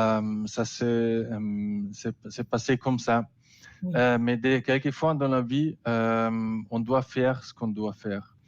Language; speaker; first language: French; non-native, learner; German